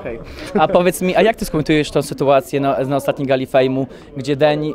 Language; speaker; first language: Polish; native; Polish